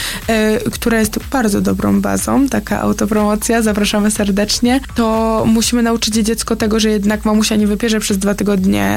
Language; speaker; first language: Polish; native; Polish